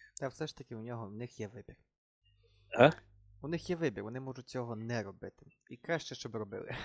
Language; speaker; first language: Ukrainian; native; Ukrainian